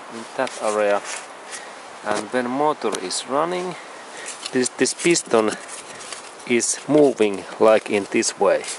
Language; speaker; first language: English; non-native, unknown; Finnish